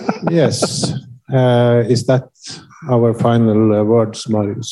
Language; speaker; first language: English; non-native, fluent; Norwegian